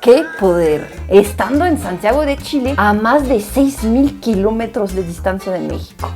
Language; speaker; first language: Spanish; non-native, fluent; French